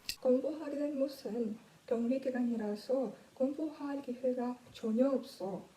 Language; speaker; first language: Korean; non-native, learner; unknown